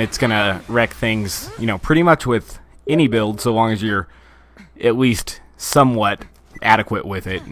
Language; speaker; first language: English; native; English